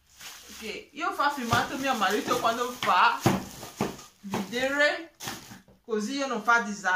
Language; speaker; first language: Italian; non-native, learner; English